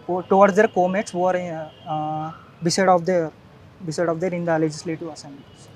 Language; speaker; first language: English; non-native, local second language; Telugu